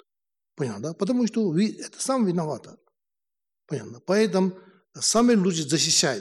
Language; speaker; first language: Russian; non-native, learner; Tibetan